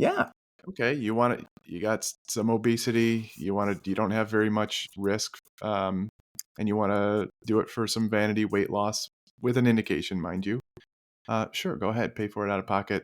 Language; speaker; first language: English; native; English